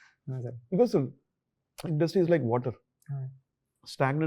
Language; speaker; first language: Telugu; non-native, learner; Tamil